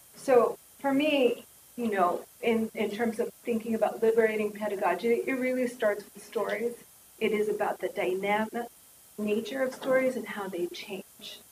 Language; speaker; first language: English; native; English